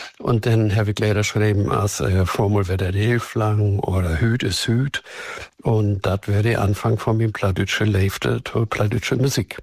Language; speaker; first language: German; native; German